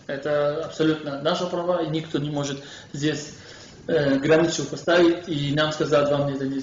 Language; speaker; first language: Russian; non-native, fluent; Kurdish